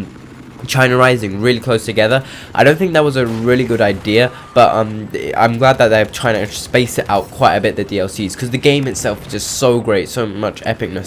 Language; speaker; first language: English; native; English